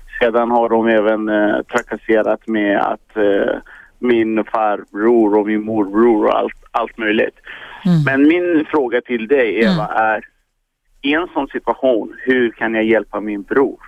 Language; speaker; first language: Swedish; early bilingual, other home language; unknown